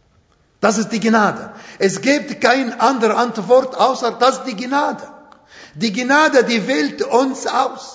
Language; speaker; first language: German; non-native, fluent; Arabic